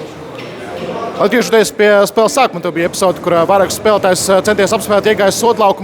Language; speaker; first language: Latvian; native; Latvian